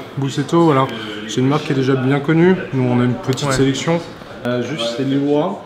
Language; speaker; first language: French; native; French